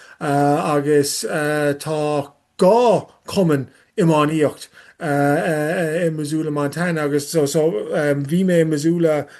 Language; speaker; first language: Irish; non-native, learner; English